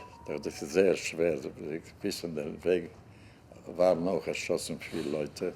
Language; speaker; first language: German; non-native, learner; Hungarian